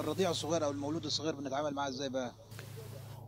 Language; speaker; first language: Arabic; native; Arabic